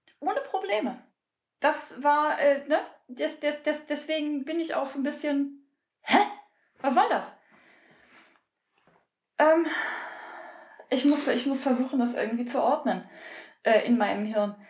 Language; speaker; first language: German; native; German